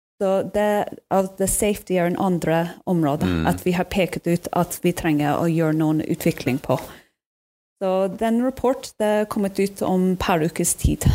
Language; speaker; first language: Norwegian; non-native, fluent; English